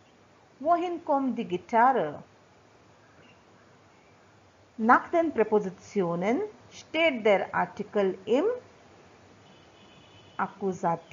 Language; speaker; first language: German; non-native, fluent; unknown